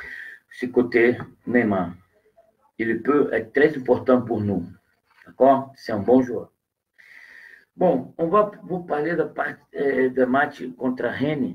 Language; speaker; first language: French; non-native, fluent; Portuguese